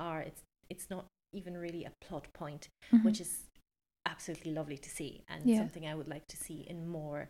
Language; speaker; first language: English; non-native, fluent; Polish